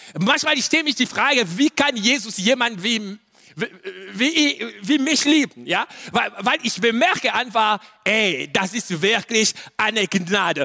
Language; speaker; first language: German; non-native, learner; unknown